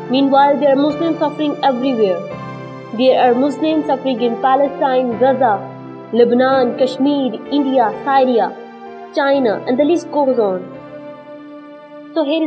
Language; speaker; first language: English; non-native, local second language; Urdu